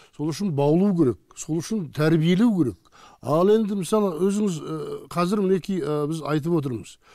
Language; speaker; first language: Kazakh; native; Kazakh